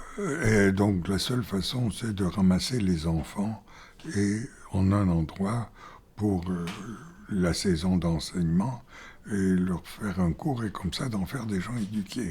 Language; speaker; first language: French; non-native, fluent; Bulgarian